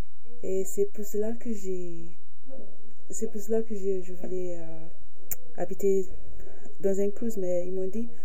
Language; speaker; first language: French; non-native, fluent; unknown